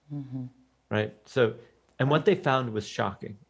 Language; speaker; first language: English; native; English